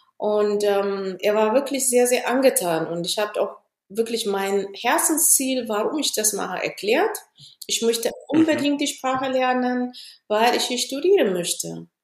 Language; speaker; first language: German; non-native, fluent; Amharic